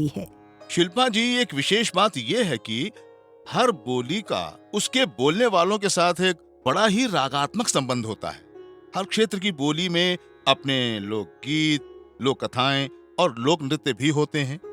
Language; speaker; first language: Hindi; native; Hindi